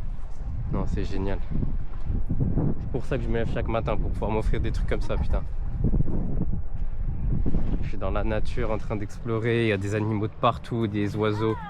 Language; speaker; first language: French; native; French